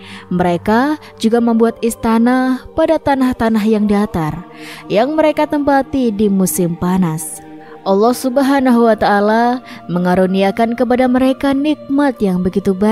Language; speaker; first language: Indonesian; native; Indonesian